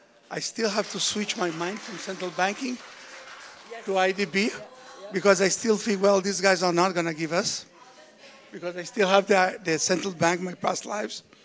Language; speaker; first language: English; non-native, fluent; Portuguese